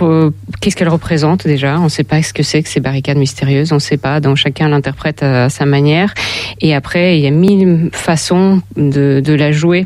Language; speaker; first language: French; non-native, fluent; Russian